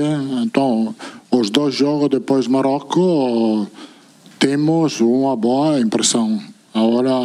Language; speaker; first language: Portuguese; non-native, fluent; Italian